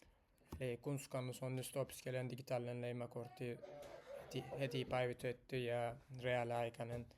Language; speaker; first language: Finnish; non-native, learner; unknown